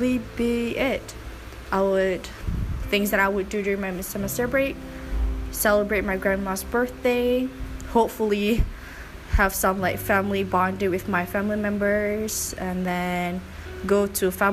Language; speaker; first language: English; non-native, local second language; Malay